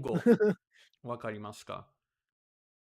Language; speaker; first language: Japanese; non-native, learner; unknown